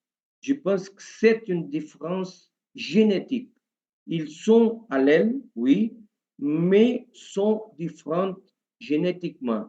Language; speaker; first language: French; non-native, learner; Portuguese